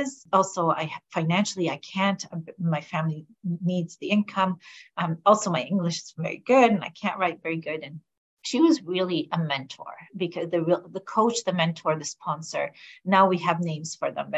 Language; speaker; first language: English; non-native, fluent; Arabic